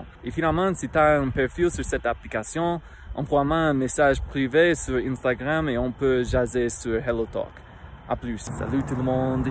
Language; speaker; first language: French; non-native, fluent; English